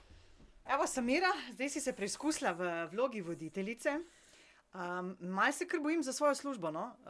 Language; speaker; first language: Slovenian; native; Slovenian